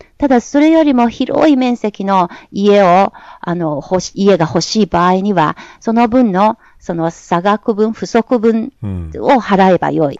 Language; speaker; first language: Japanese; non-native, fluent; Chinese